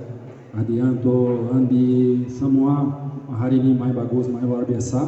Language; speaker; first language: Indonesian; non-native, fluent; Portuguese